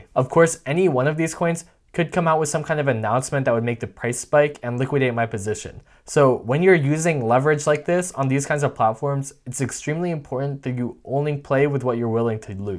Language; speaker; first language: English; native; English